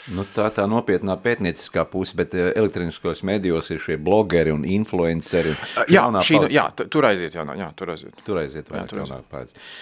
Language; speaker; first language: Latvian; native; Latvian